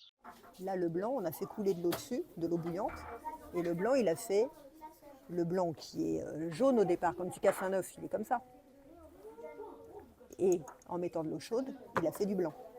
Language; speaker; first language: French; native; French